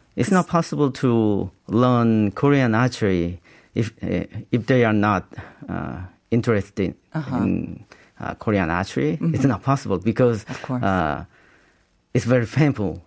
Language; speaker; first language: English; non-native, learner; Korean